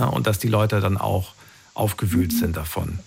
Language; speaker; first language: German; native; German